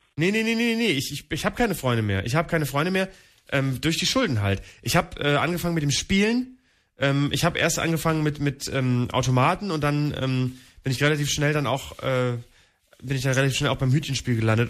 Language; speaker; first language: German; native; German